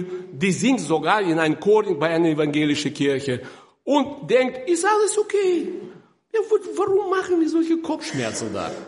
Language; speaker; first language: German; non-native, fluent; Russian